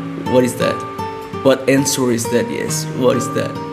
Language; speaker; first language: English; non-native, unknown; Indonesian